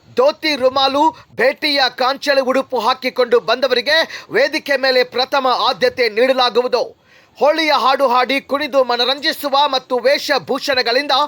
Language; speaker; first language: Kannada; non-native, local second language; Lambadi